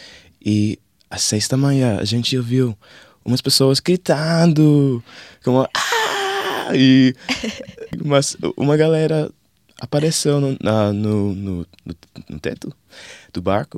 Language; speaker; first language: Portuguese; non-native, learner; English